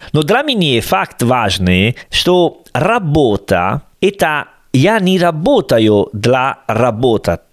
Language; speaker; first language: Russian; non-native, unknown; Italian